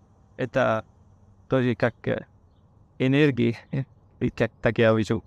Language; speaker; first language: Russian; non-native, learner; Arabic